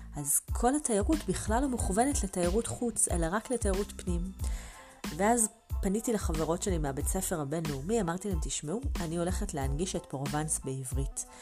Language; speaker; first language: Hebrew; native; Hebrew